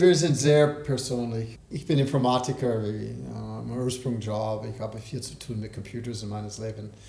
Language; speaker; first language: German; non-native, learner; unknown